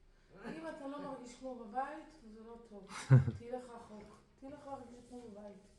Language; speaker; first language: Hebrew; non-native, fluent; French